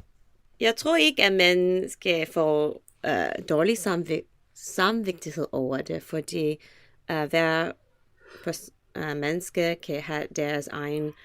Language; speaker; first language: Danish; non-native, learner; English